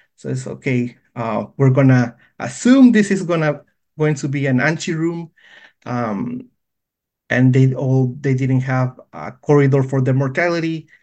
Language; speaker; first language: English; non-native, fluent; Spanish